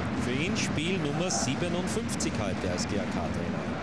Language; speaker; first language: German; native; German